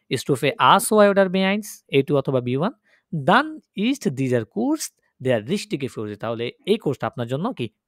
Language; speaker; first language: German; non-native, fluent; Bangla